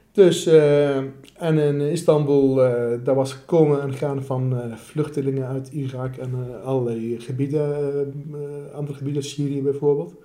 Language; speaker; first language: Dutch; non-native, fluent; Assyrian Neo-Aramaic